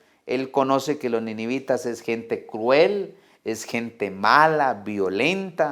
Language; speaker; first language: Spanish; native; Spanish